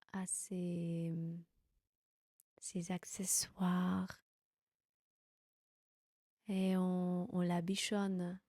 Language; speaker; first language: French; non-native, fluent; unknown